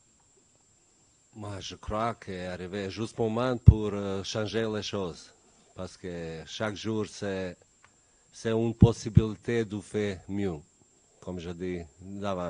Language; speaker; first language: French; non-native, learner; Bosnian